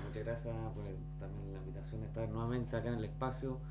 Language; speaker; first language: Spanish; native; Spanish